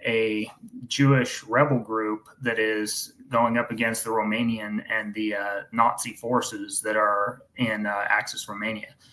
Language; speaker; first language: English; native; English